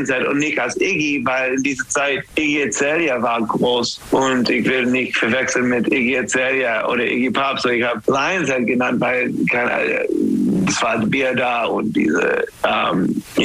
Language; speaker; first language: German; non-native, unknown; English